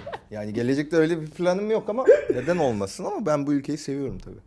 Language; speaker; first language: Turkish; non-native, fluent; Korean